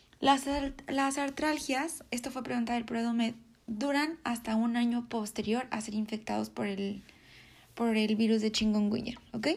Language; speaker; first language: Spanish; native; Spanish